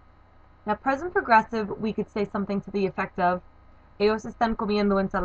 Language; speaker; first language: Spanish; non-native, learner; English